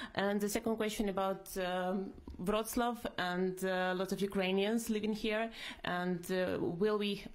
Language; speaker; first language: English; non-native, fluent; Ukrainian